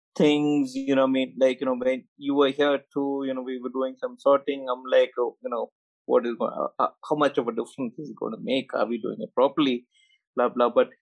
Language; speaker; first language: English; non-native, local second language; Malayalam